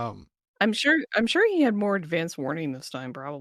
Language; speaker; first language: English; native; English